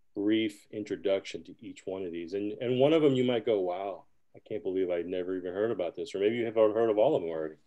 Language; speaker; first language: English; early bilingual, other home language; Spanish